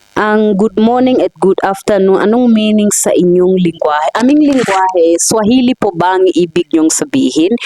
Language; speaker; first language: Filipino; non-native, fluent; Swahili